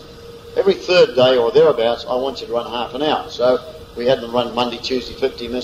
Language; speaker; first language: English; native; English